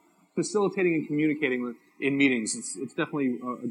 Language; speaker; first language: English; native; English